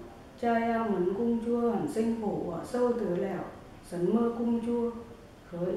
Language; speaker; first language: Chinese; non-native, learner; Vietnamese